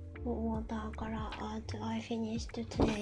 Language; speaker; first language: English; non-native, learner; Japanese